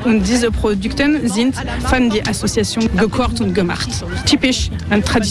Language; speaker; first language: German; non-native, learner; French